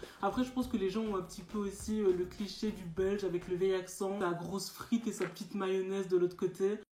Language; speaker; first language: French; native; French